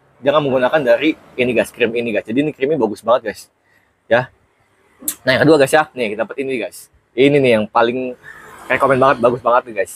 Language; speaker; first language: Indonesian; native; Indonesian